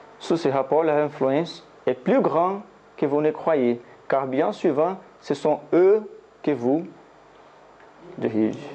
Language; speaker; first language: French; non-native, learner; Portuguese